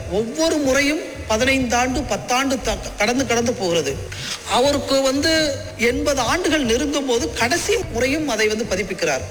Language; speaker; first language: Tamil; native; Tamil